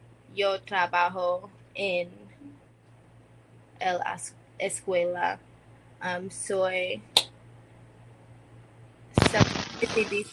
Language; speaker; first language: Spanish; non-native, learner; English